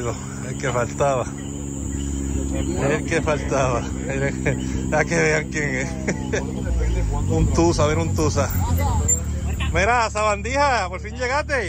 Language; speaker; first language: Spanish; native; Spanish